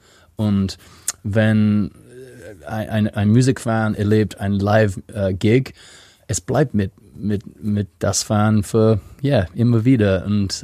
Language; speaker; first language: German; non-native, fluent; English